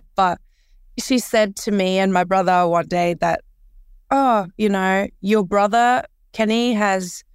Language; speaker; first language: English; early bilingual, other home language; Korean